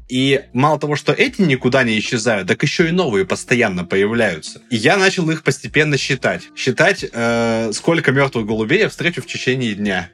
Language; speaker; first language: Russian; native; Russian